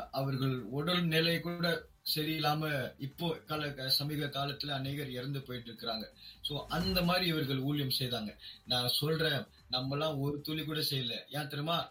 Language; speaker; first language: Tamil; non-native, local second language; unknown